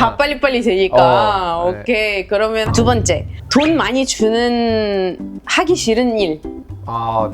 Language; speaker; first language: Korean; non-native, fluent; Arabic